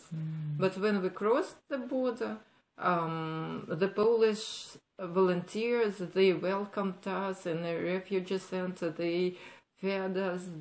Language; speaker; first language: English; non-native, fluent; Ukrainian